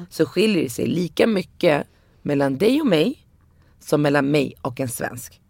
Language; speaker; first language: Swedish; early bilingual, other home language; Arabic